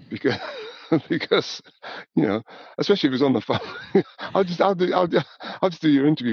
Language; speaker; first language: English; native; English